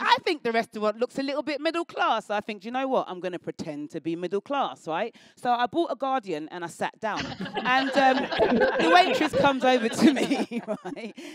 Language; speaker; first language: English; native; English